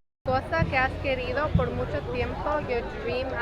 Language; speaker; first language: Spanish; non-native, fluent; English